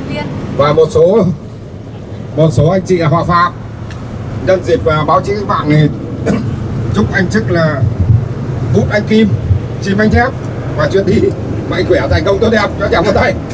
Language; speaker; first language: Vietnamese; native; Vietnamese